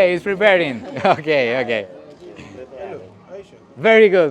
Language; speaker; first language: English; non-native, learner; Spanish